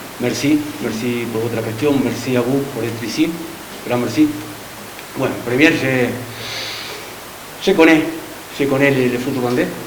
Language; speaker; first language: French; non-native, learner; Spanish